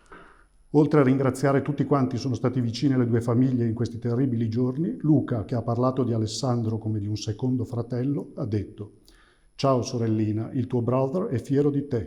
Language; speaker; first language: Italian; native; Italian